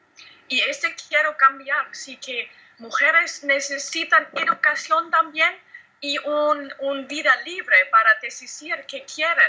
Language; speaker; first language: Spanish; non-native, learner; German